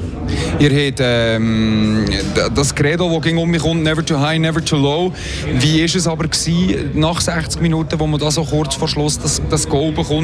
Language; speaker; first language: German; native; German